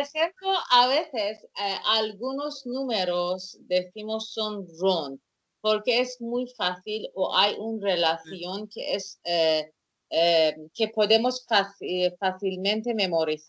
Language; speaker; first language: Spanish; non-native, fluent; Persian